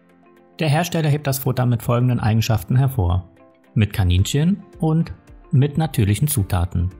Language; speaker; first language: German; native; German